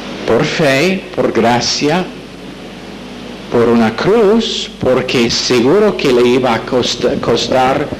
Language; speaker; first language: Spanish; non-native, fluent; English